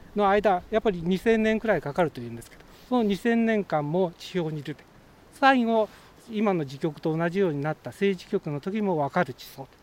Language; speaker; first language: Japanese; native; Japanese